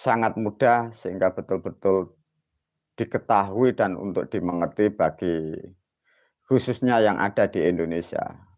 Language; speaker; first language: Indonesian; non-native, local second language; Javanese